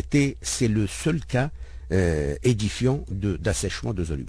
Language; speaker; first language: French; non-native, local second language; Arabic